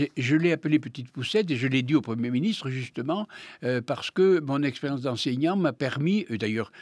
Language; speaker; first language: French; native; French